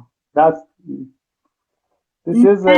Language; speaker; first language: English; non-native, learner; Persian